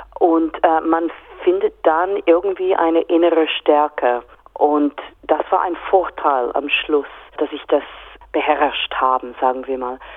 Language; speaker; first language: German; non-native, fluent; English